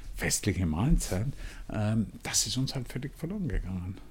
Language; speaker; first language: German; native; German